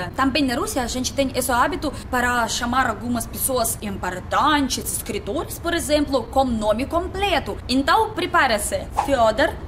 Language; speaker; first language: Portuguese; non-native, learner; Russian